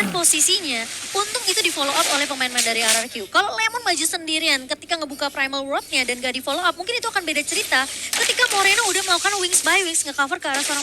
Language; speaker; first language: Indonesian; native; Indonesian